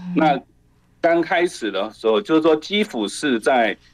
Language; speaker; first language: Chinese; native; Chinese